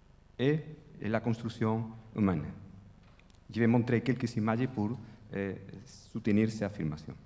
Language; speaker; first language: French; non-native, fluent; Spanish